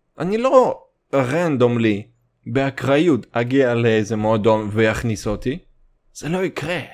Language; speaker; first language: Hebrew; native; Hebrew